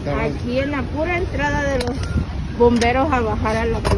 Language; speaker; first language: Spanish; native; Spanish